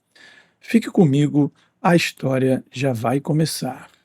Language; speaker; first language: Portuguese; native; Portuguese